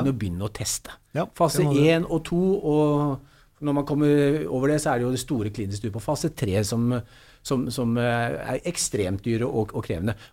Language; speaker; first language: Norwegian; native; Norwegian